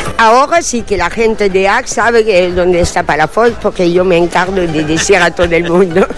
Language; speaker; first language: Spanish; non-native, fluent; French